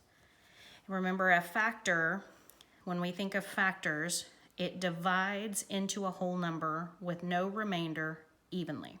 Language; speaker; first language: English; native; English